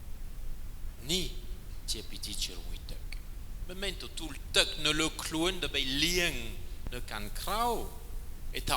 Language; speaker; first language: Khmer; non-native, fluent; French